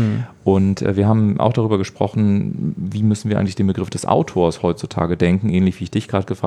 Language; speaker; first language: German; native; German